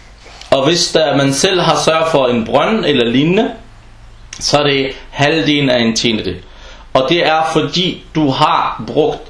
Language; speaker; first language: Danish; early bilingual, other home language; Arabic